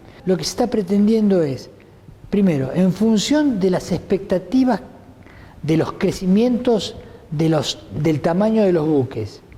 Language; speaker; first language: Spanish; native; Spanish